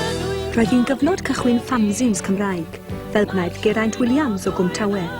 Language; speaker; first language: Welsh; native; Welsh